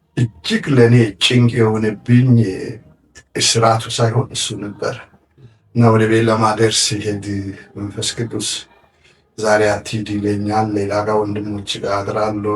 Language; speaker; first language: Amharic; non-native, local second language; Wolaytta